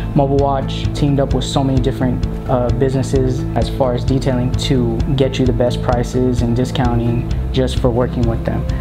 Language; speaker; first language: English; native; English